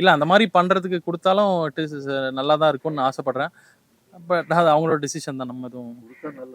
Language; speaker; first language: Tamil; native; Tamil